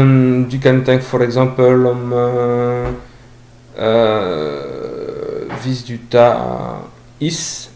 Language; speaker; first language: Norwegian; non-native, fluent; French